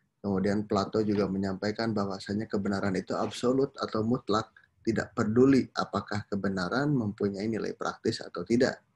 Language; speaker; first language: Indonesian; non-native, local second language; Sundanese